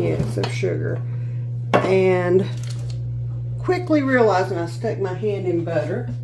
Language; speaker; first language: English; native; English